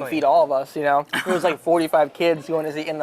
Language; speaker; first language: English; native; English